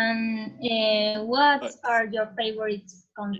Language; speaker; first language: English; non-native, learner; Spanish